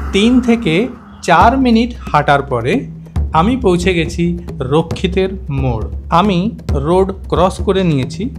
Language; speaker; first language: Bangla; non-native, fluent; Hindi